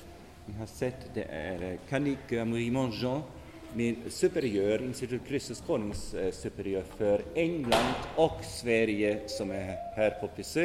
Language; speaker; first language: Swedish; non-native, fluent; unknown